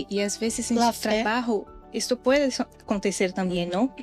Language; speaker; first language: Spanish; non-native, fluent; Portuguese